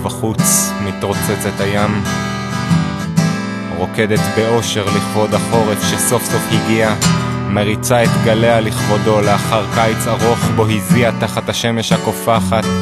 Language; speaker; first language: Hebrew; native; Hebrew